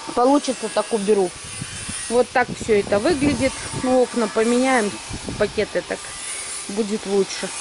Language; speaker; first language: Russian; native; Russian